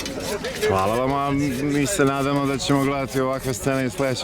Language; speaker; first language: Bosnian; native; Bosnian